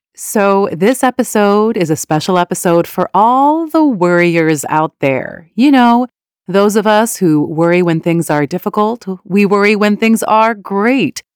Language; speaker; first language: English; early bilingual, other home language; Persian